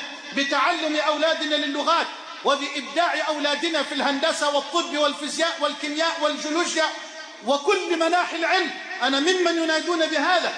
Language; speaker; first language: Arabic; native; Arabic